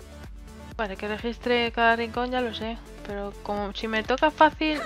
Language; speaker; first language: Spanish; native; Spanish